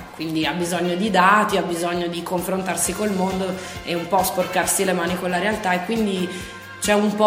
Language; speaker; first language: Italian; native; Italian